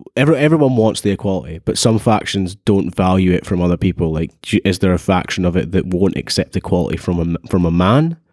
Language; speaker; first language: English; native; English